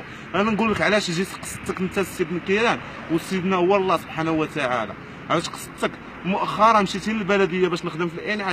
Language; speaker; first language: Arabic; native; Arabic